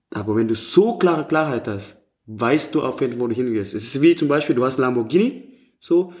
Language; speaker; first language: German; non-native, fluent; Indonesian